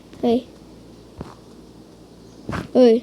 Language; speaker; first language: Thai; native; Thai